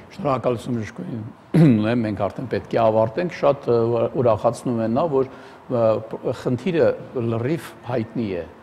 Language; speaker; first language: Armenian; native; Armenian